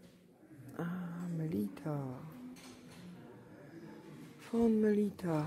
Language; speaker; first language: German; non-native, fluent; Russian